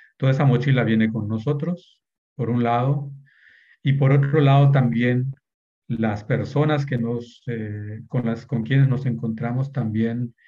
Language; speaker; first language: Spanish; native; Spanish